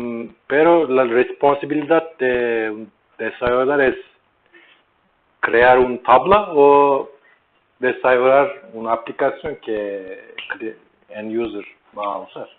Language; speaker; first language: Spanish; non-native, learner; Turkish